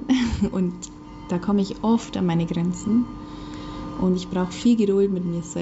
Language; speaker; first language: German; native; German